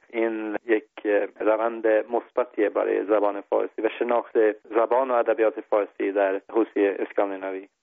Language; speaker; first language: Persian; non-native, fluent; Swedish